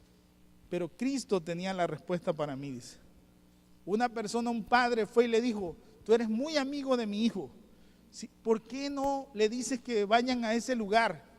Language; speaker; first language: Spanish; native; Spanish